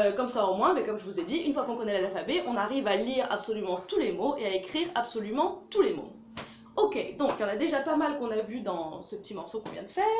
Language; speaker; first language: French; native; French